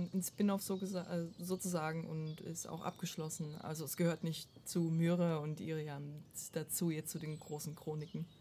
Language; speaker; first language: German; non-native, fluent; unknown